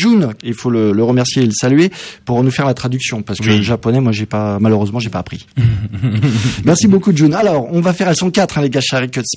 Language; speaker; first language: French; native; French